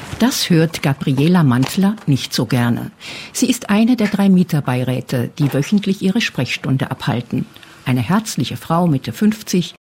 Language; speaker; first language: German; native; German